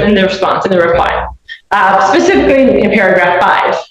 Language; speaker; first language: English; native; English